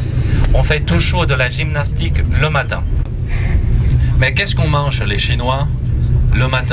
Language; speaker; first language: French; non-native, fluent; Chinese